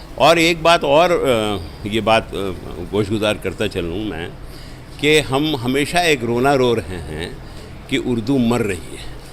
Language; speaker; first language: Hindi; native; Hindi